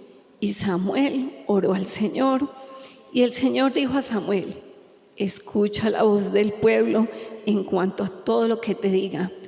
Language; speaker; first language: Spanish; native; Spanish